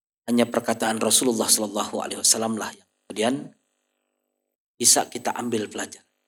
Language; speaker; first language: Indonesian; non-native, fluent; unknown